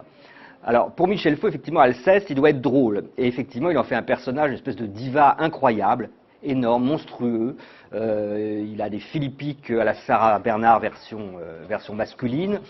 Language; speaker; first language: French; native; French